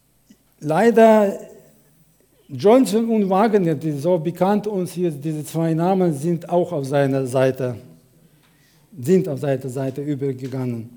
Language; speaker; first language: German; non-native, fluent; Russian